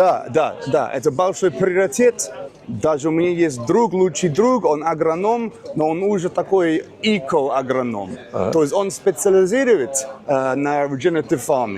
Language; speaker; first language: Russian; non-native, learner; English